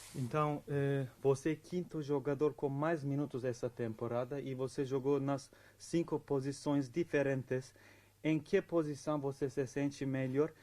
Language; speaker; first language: Portuguese; non-native, fluent; Turkish